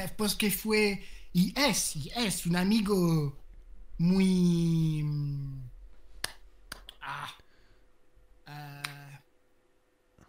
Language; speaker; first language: Spanish; non-native, learner; French